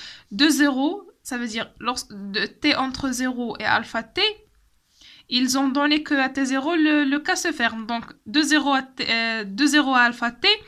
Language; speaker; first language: French; non-native, local second language; Arabic